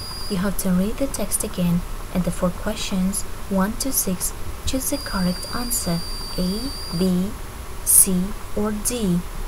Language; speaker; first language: English; non-native, fluent; Kazakh